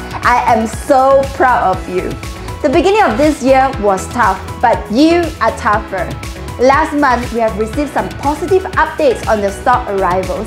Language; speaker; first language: English; non-native, local second language; Chinese